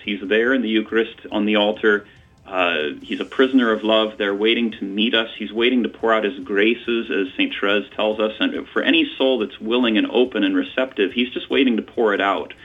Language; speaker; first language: English; native; English